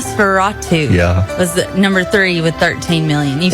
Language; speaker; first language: English; native; English